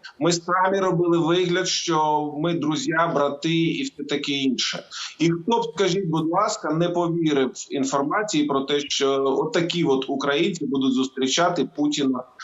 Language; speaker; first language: Ukrainian; non-native, local second language; Russian